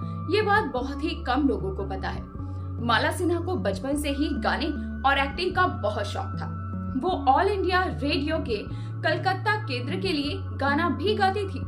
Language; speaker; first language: Hindi; native; Hindi